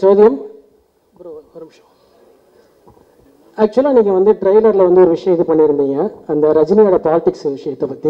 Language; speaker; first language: Tamil; native; Tamil